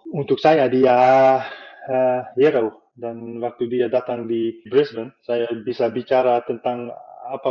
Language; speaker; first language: Indonesian; non-native, fluent; Dutch